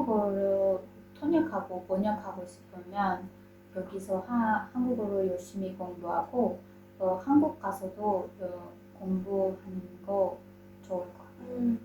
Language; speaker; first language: Korean; non-native, fluent; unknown